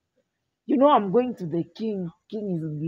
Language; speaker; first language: English; non-native, learner; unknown